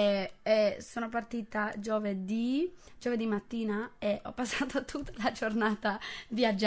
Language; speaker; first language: Italian; non-native, fluent; English